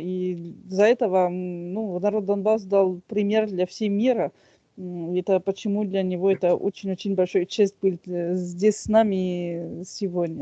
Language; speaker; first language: Russian; non-native, fluent; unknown